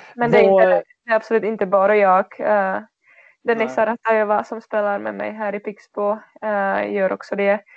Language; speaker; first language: Swedish; non-native, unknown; Czech